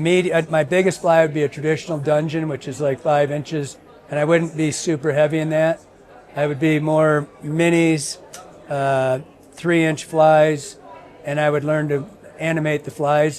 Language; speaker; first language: English; native; English